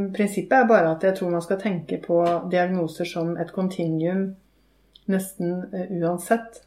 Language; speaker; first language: Norwegian; native; Norwegian